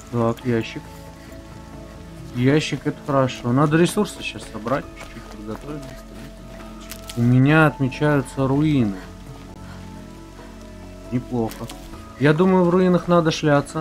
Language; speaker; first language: Russian; native; Russian